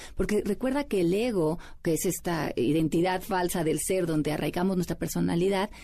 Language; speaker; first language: Spanish; native; Spanish